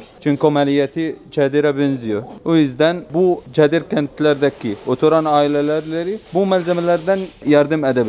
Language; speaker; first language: Turkish; non-native, fluent; Arabic